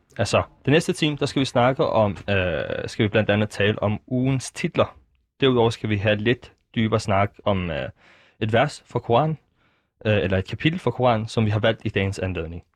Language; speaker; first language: Danish; early bilingual, other home language; Arabic